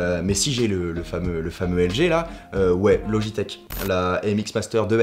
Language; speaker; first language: French; native; French